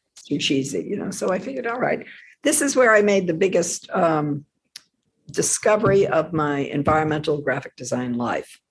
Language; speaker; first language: English; native; English